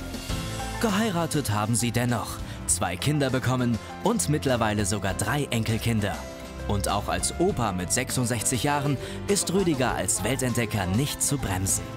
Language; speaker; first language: German; native; German